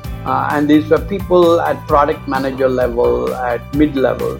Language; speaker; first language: English; non-native, local second language; Tamil